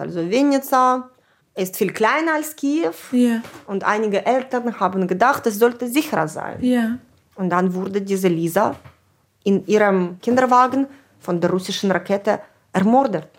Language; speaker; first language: German; non-native, fluent; Ukrainian